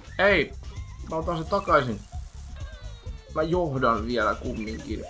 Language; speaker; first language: Finnish; native; Finnish